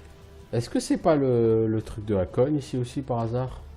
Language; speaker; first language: French; native; French